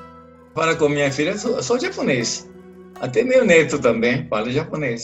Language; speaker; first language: Portuguese; non-native, fluent; Japanese